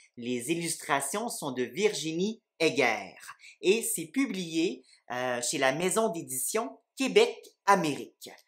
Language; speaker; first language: French; native; French